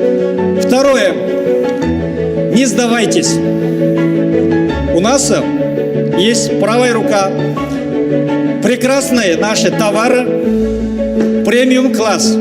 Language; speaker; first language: Russian; non-native, learner; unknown